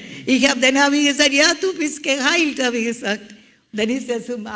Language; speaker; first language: German; non-native, learner; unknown